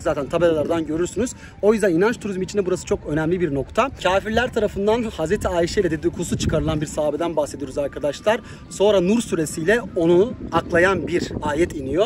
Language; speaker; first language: Turkish; native; Turkish